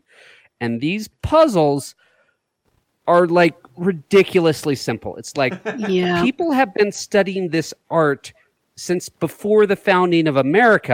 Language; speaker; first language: English; native; English